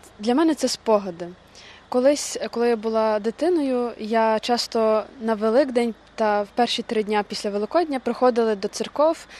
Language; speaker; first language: Ukrainian; native; Ukrainian